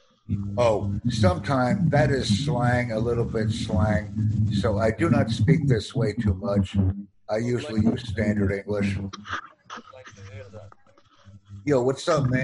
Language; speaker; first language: English; non-native, fluent; Romanian